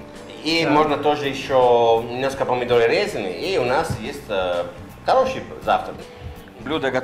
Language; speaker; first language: Russian; non-native, learner; Italian